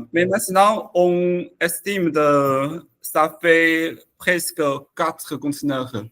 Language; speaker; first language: French; non-native, learner; Chinese